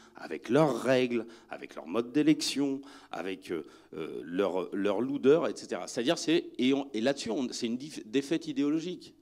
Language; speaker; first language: French; native; French